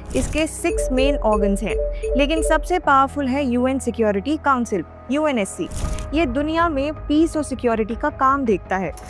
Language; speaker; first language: Hindi; native; Hindi